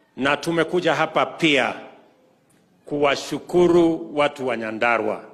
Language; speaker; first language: Swahili; non-native, local second language; Kalenjin